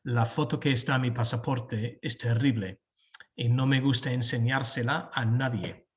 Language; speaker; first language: Spanish; non-native, fluent; English